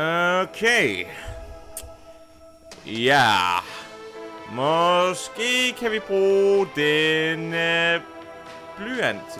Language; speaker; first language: Danish; native; Danish